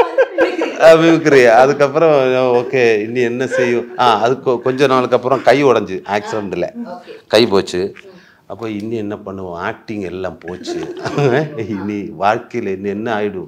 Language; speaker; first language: Tamil; non-native, learner; Malayalam